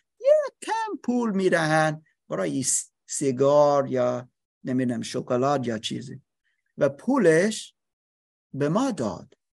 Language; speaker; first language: Persian; non-native, learner; English